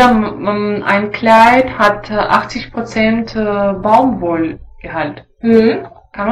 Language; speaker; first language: German; non-native, learner; Russian